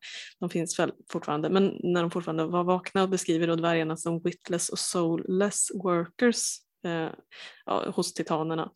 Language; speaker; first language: Swedish; native; Swedish